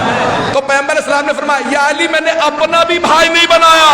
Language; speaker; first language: Urdu; native; Urdu